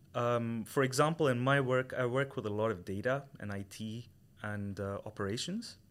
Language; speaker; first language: English; non-native, local second language; Tamil